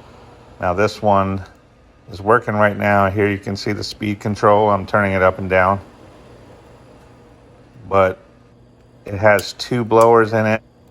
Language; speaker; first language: English; native; English